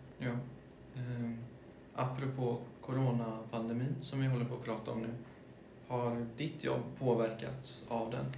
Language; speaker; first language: Swedish; early bilingual, other home language; German